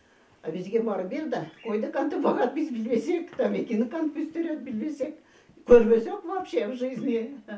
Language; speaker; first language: Kyrgyz; non-native, fluent; Russian